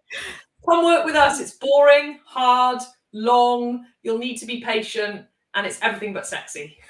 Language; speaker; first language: English; native; English